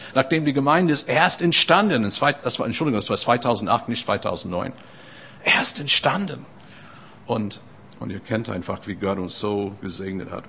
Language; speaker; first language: German; non-native, fluent; English